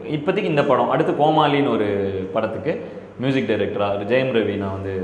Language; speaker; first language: Tamil; native; Tamil